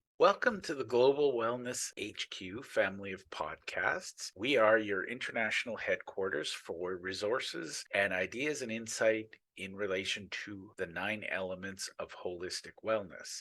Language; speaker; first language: English; native; English